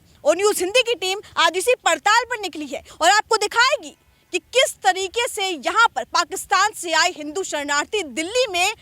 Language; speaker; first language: Hindi; native; Hindi